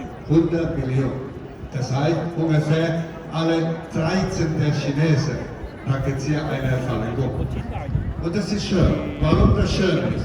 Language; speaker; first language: German; non-native, fluent; Cantonese